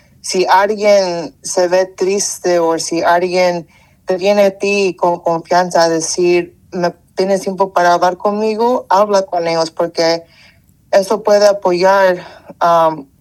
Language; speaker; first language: Spanish; early bilingual, heritage; Spanish